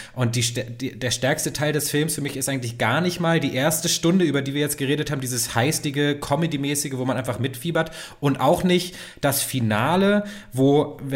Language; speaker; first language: German; native; German